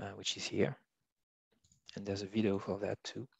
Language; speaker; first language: English; non-native, fluent; French